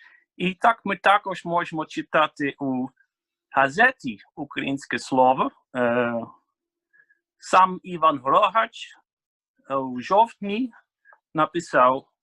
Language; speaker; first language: Ukrainian; non-native, fluent; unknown